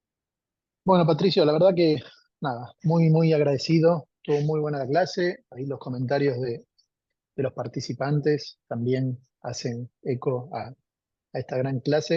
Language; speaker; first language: Spanish; native; Spanish